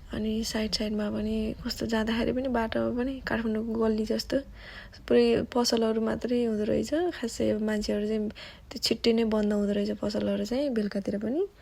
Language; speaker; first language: Nepali; native; Nepali